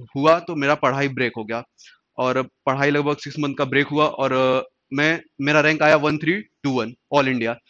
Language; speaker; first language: Hindi; native; Hindi